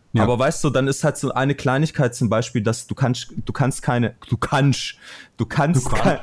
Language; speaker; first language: German; early bilingual, other home language; Albanian